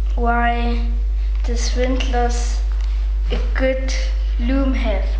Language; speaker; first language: English; non-native, learner; German